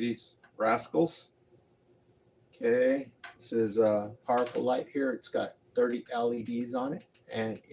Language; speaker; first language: English; native; English